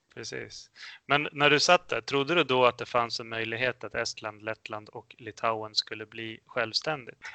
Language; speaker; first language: Swedish; early bilingual, other home language; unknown